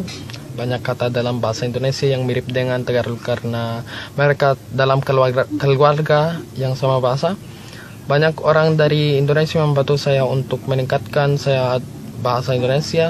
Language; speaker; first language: Indonesian; non-native, learner; Filipino